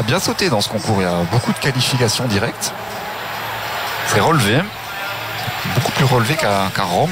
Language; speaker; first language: French; native; French